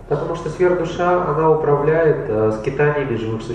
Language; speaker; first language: Russian; native; Russian